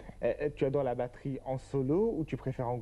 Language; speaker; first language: French; native; French